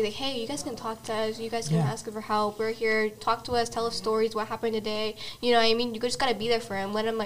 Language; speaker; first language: English; native; English